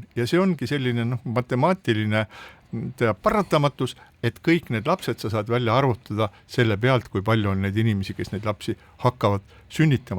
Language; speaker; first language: Estonian; native; Estonian